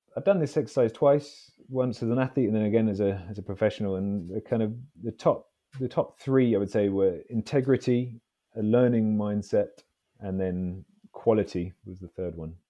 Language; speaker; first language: English; native; English